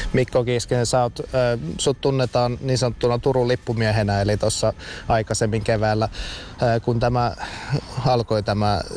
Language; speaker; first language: Finnish; native; Finnish